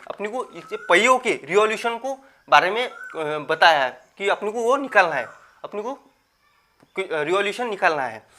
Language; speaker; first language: Hindi; non-native, local second language; Marathi